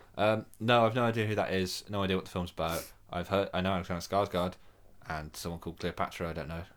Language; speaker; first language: English; native; English